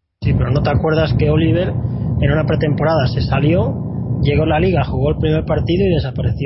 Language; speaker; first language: Spanish; native; Spanish